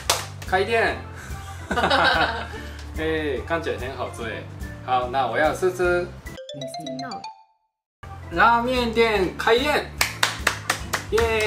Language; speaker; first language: Chinese; non-native, fluent; Japanese